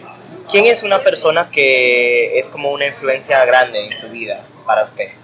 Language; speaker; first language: Spanish; early bilingual, heritage; English